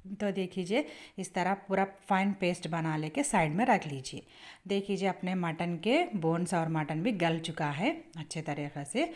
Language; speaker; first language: Hindi; native; Hindi